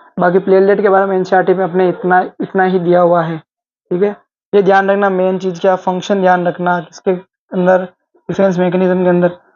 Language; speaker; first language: Hindi; native; Hindi